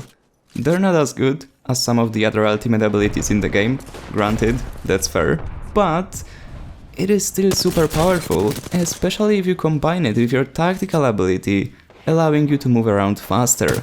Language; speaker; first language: English; non-native, fluent; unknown